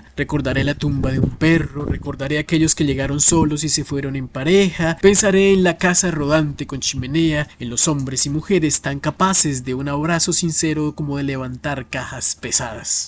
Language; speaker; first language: Spanish; native; Spanish